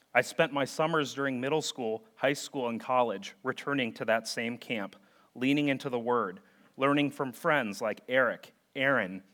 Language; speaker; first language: English; native; English